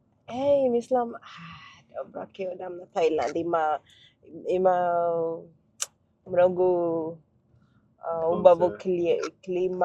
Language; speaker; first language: Macedonian; non-native, learner; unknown